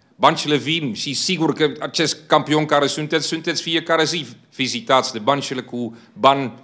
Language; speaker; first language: Romanian; non-native, fluent; Dutch